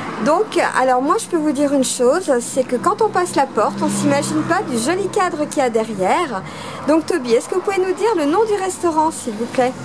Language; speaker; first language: French; native; French